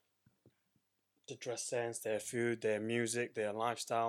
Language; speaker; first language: English; native; English